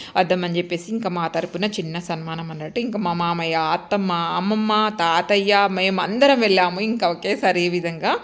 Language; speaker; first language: Telugu; native; Telugu